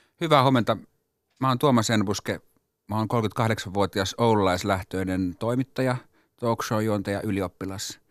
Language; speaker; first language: Finnish; native; Finnish